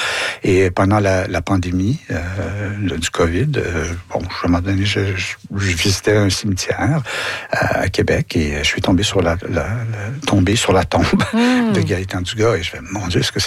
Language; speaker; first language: French; native; French